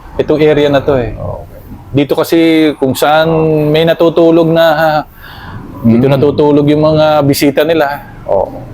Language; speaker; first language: Filipino; native; Filipino